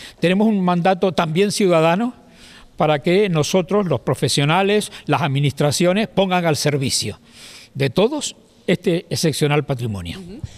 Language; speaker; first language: Spanish; native; Spanish